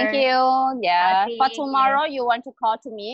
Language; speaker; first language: English; non-native, learner; Thai